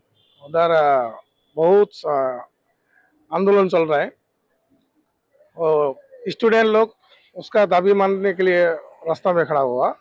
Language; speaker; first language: Hindi; non-native, learner; Bangla